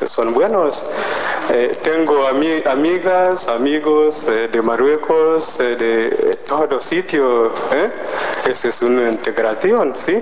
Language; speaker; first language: Spanish; non-native, learner; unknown